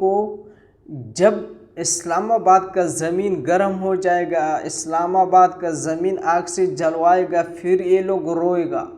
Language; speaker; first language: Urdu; non-native, local second language; Pashto